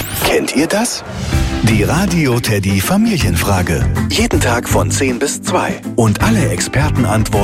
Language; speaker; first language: German; native; German